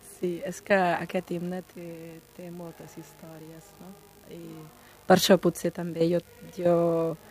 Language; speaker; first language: Catalan; non-native, fluent; German